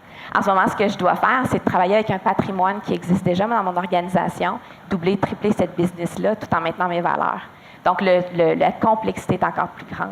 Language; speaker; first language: French; native; French